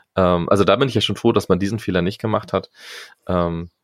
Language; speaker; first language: German; native; German